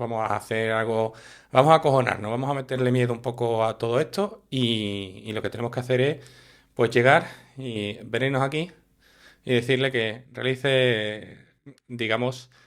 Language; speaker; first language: Spanish; native; Spanish